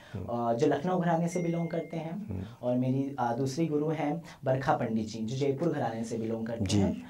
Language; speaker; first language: Hindi; native; Hindi